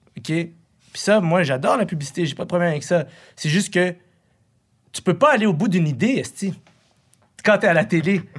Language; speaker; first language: French; early bilingual, other home language; Arabic